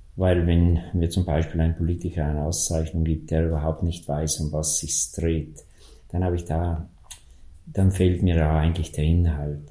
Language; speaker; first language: German; native; German